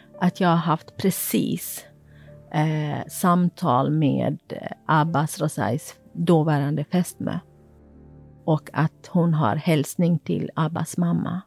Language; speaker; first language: Swedish; non-native, fluent; Kurdish